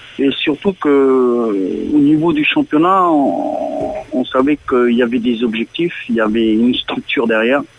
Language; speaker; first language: French; native; French